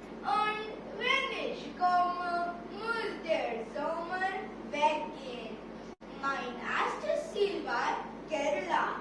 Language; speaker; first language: German; non-native, learner; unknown